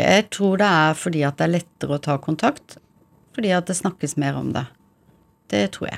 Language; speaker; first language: Norwegian; early bilingual, heritage; English